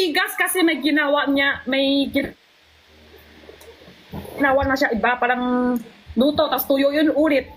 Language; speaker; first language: Filipino; non-native, learner; Chinese